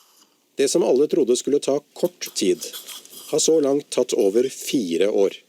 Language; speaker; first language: Norwegian; native; Norwegian